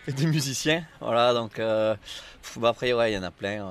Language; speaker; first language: French; native; French